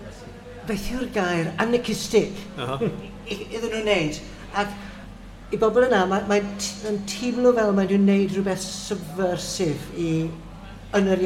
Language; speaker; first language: Welsh; non-native, fluent; English